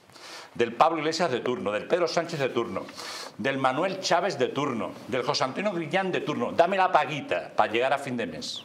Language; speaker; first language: Spanish; native; Spanish